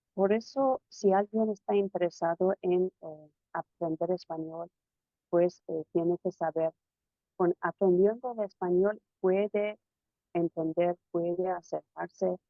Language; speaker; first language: Spanish; non-native, fluent; Persian